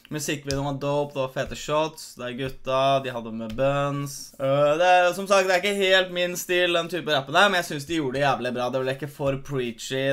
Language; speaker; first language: Norwegian; early bilingual, other home language; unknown